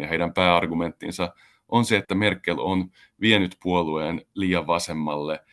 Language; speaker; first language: Finnish; native; Finnish